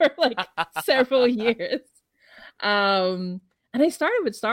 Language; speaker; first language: English; non-native, local second language; Filipino